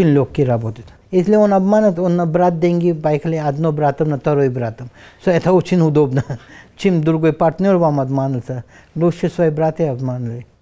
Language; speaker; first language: Russian; non-native, learner; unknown